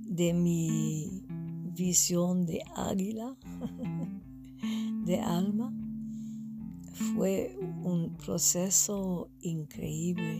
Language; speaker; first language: Spanish; non-native, fluent; English